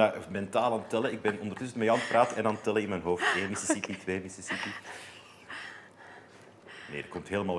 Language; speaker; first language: Dutch; native; Dutch